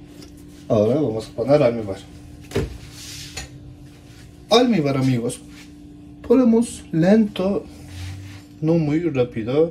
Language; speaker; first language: Spanish; non-native, learner; Turkish